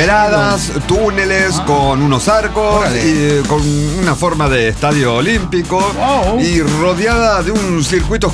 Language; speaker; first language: Spanish; native; Spanish